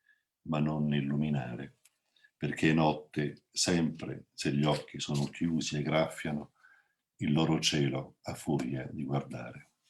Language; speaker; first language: Italian; native; Italian